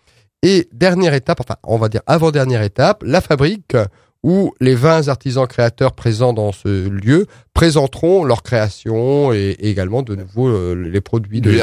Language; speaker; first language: French; native; French